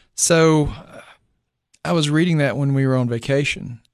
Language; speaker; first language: English; native; English